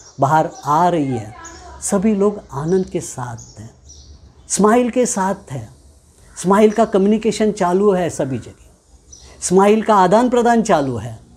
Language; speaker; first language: Hindi; non-native, local second language; Marathi